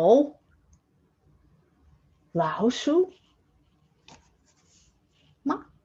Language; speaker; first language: Chinese; non-native, fluent; English